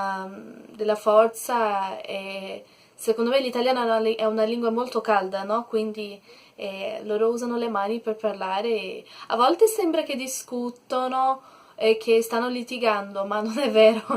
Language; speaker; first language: Italian; non-native, learner; Portuguese